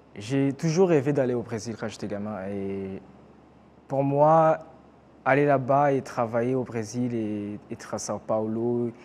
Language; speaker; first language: French; non-native, local second language; Kinyarwanda